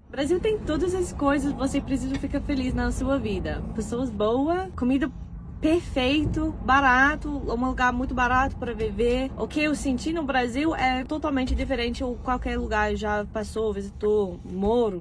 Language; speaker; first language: Portuguese; non-native, learner; English